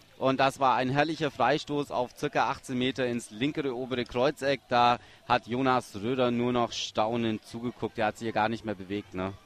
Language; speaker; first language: German; native; German